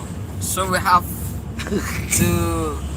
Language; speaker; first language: English; non-native, learner; Indonesian